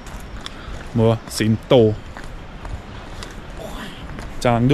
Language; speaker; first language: Thai; non-native, learner; Swiss German